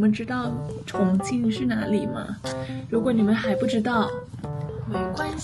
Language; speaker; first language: Chinese; non-native, learner; Thai